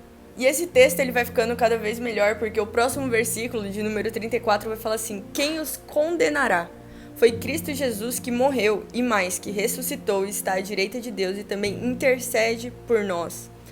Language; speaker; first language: Portuguese; native; Portuguese